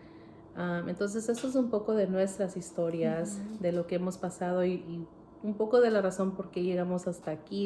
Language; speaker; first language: Spanish; early bilingual, heritage; Spanish